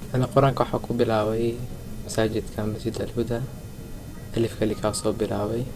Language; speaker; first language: Somali; early bilingual, heritage; Somali